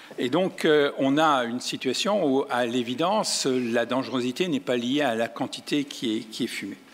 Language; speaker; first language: French; native; French